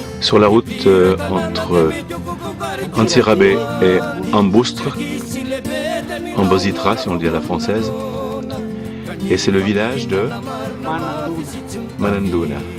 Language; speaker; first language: French; native; French